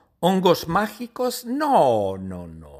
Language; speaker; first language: Spanish; non-native, fluent; English